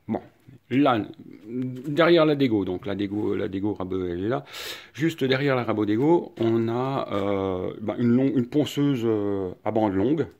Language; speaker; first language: French; native; French